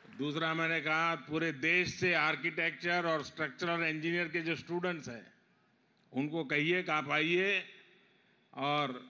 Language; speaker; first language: Hindi; non-native, local second language; Gujarati